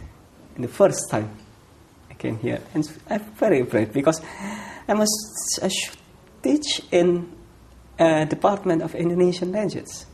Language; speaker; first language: English; non-native, fluent; Indonesian